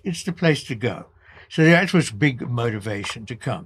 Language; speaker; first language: English; native; English